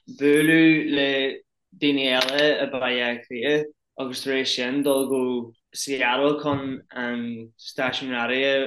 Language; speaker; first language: Irish; non-native, local second language; English